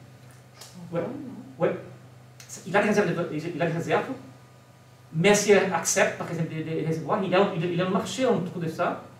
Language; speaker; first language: French; non-native, learner; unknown